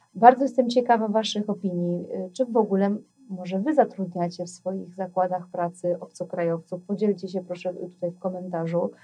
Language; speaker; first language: Polish; native; Polish